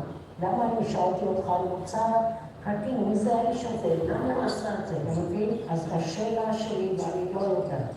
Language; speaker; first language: Hebrew; non-native, fluent; English